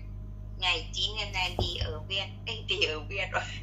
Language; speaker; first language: Vietnamese; non-native, learner; Thai